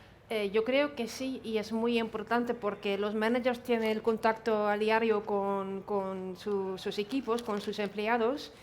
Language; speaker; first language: Spanish; non-native, fluent; Dutch